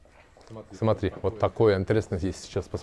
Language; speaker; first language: Russian; non-native, learner; Turkish